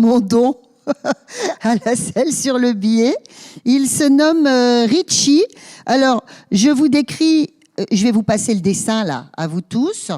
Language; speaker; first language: French; native; French